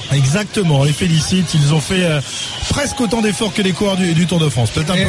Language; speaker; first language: French; native; French